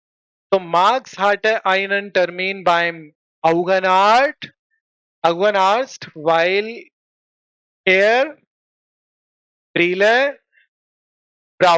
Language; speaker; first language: German; non-native, fluent; Hindi